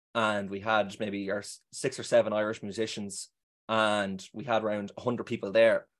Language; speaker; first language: English; native; English